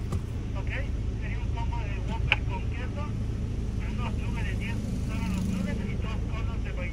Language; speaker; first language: Spanish; native; Spanish